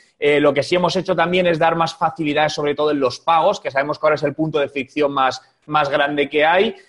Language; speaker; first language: Spanish; native; Spanish